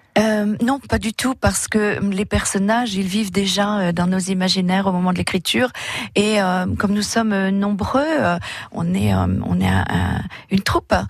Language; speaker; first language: French; native; French